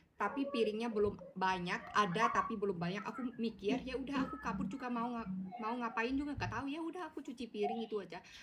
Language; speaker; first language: Indonesian; non-native, learner; Thai